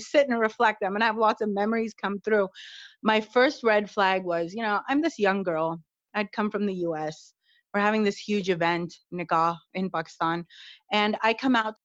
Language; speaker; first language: English; native; English